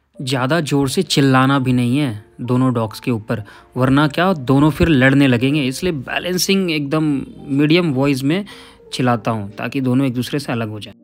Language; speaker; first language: Hindi; native; Hindi